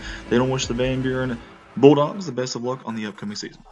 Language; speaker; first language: English; native; English